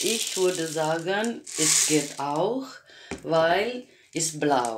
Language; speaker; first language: German; non-native, learner; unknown